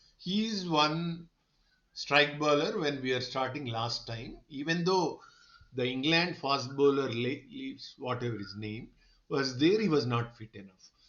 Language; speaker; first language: English; non-native, local second language; Telugu